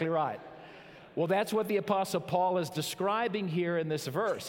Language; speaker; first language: English; native; English